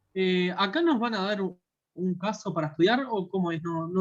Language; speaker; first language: Spanish; native; Spanish